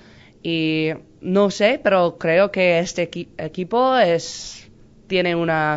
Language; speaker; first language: Spanish; non-native, learner; English